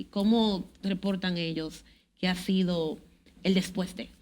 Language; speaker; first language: Spanish; native; Spanish